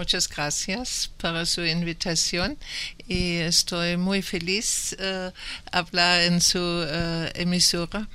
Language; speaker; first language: Spanish; non-native, learner; German